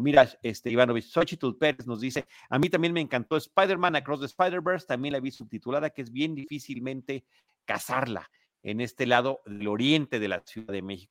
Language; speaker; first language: Spanish; native; Spanish